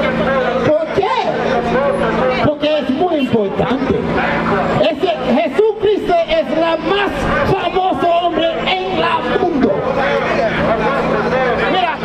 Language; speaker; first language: Spanish; non-native, learner; English